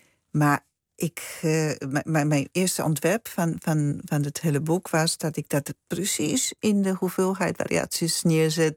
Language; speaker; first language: Dutch; non-native, fluent; Polish